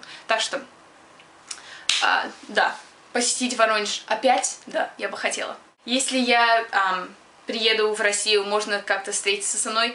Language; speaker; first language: Russian; early bilingual, other home language; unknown